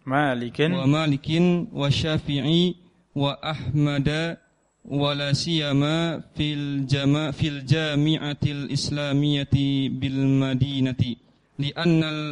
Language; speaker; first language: Arabic; non-native, learner; Indonesian